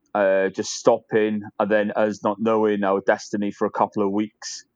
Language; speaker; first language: English; native; English